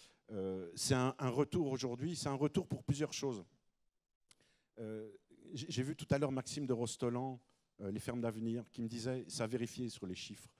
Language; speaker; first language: French; native; French